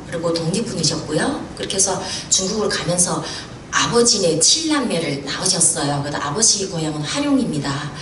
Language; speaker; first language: Korean; native; Korean